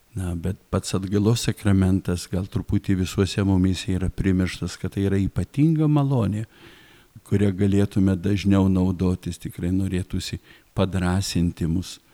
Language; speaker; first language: Lithuanian; native; Lithuanian